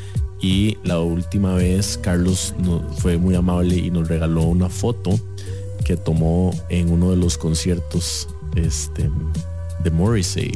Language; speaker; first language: Spanish; native; Spanish